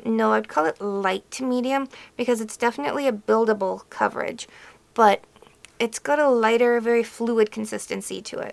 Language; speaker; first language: English; native; English